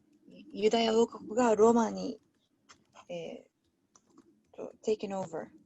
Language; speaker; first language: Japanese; non-native, learner; English